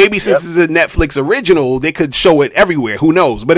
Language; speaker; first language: English; native; English